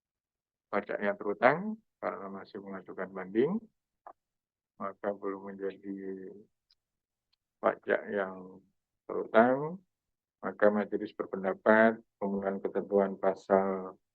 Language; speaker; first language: Indonesian; native; Indonesian